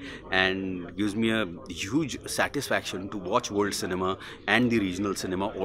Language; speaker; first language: English; non-native, local second language; Marathi